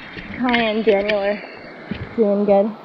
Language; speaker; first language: English; native; English